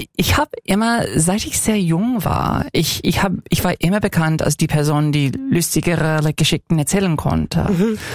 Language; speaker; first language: German; non-native, fluent; English